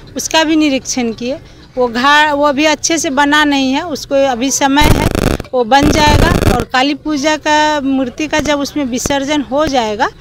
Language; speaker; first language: Hindi; native; Hindi